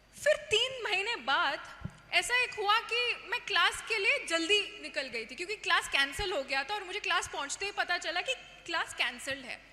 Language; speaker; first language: Hindi; non-native, local second language; Kannada